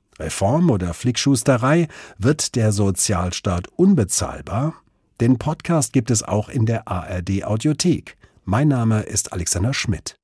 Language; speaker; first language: German; native; German